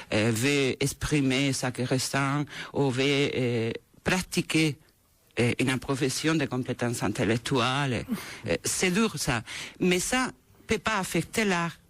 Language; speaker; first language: French; non-native, fluent; Spanish